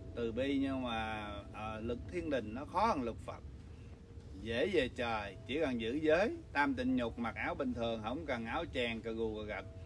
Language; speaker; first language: Vietnamese; early bilingual, other home language; English